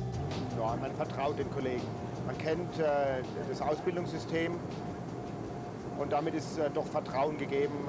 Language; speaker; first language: German; native; German